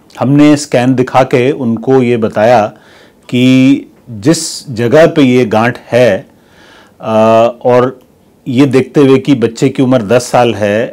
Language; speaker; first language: Hindi; native; Hindi